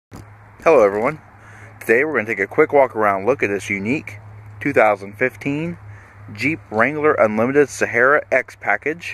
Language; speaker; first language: English; native; English